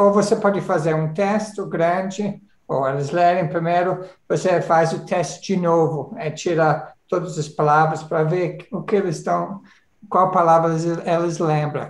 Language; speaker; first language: Portuguese; non-native, fluent; English